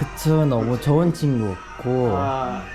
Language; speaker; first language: Korean; non-native, learner; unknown